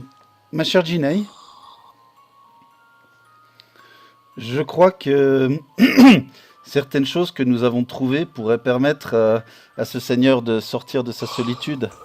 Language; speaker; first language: French; native; French